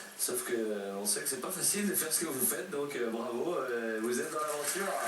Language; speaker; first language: French; native; French